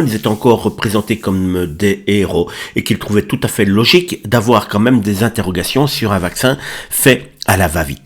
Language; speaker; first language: French; native; French